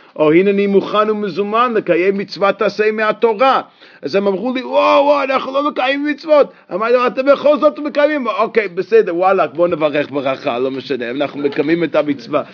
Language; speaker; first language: Hebrew; non-native, fluent; English